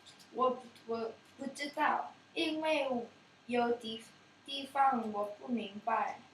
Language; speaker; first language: Chinese; non-native, learner; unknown